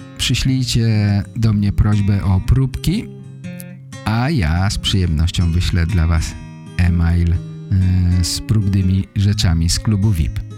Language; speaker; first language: Polish; native; Polish